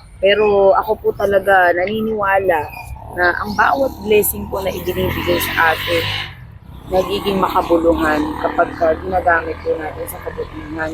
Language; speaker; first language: Filipino; native; Filipino